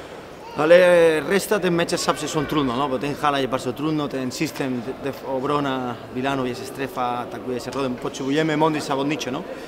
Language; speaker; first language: Polish; non-native, learner; Spanish